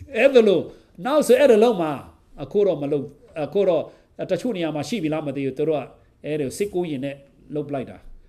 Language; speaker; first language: Burmese; non-native, local second language; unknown